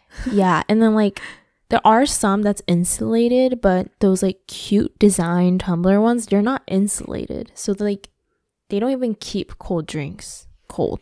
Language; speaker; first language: English; early bilingual, other home language; Japanese